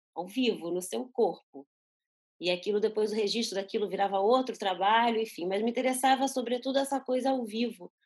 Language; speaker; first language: Portuguese; early bilingual, other home language; Spanish